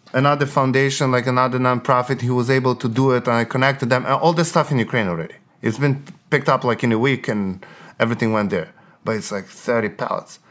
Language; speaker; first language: English; non-native, fluent; Ukrainian